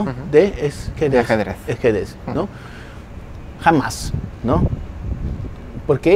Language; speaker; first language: Spanish; non-native, fluent; German